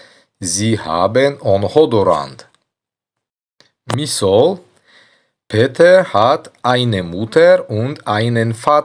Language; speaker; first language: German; non-native, fluent; Tajik